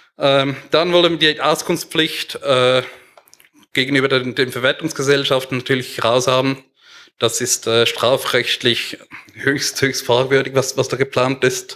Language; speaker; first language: German; native; German